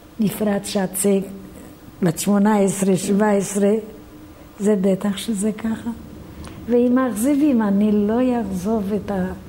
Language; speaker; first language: Hebrew; non-native, fluent; Romanian